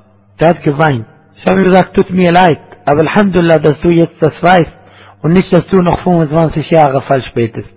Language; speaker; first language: German; non-native, fluent; Arabic